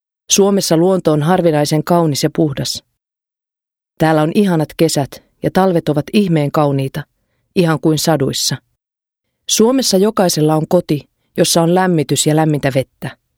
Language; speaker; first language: Finnish; non-native, fluent; Romanian